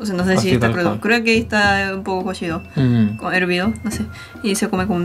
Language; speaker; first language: Spanish; non-native, fluent; Japanese